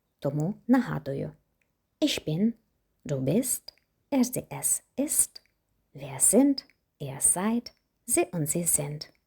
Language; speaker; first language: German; non-native, fluent; Ukrainian